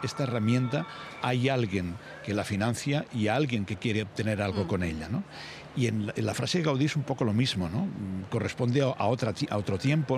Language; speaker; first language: Spanish; native; Spanish